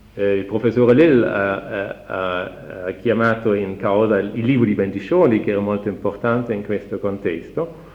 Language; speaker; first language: Italian; non-native, fluent; German